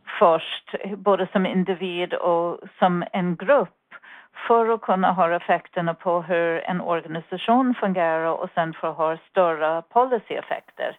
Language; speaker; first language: Swedish; non-native, fluent; English